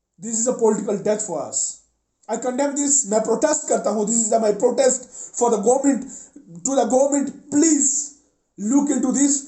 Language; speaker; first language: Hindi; non-native, local second language; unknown